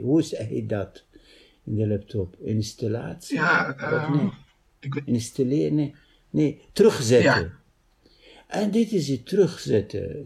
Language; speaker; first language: Dutch; non-native, fluent; Arabic